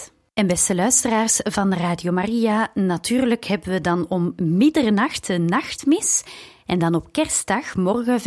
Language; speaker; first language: Dutch; native; Dutch